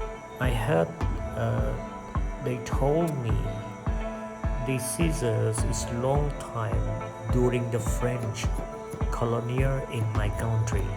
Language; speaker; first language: English; non-native, learner; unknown